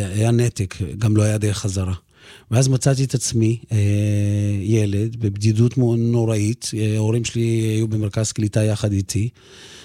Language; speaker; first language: Hebrew; early bilingual, other home language; Russian